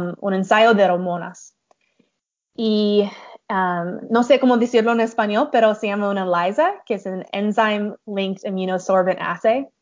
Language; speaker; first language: Spanish; non-native, learner; English